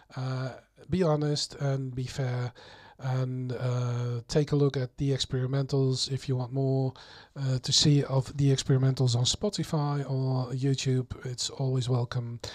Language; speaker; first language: English; non-native, fluent; Dutch